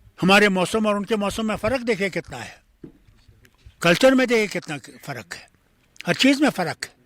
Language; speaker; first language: Urdu; non-native, local second language; Kashmiri